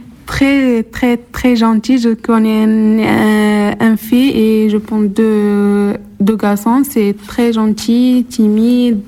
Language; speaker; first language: French; non-native, local second language; Arabic